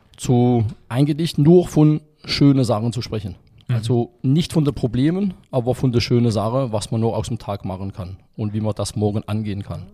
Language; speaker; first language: German; non-native, fluent; French